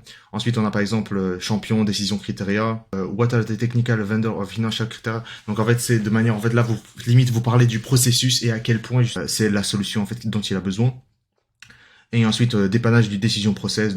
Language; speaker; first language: French; native; French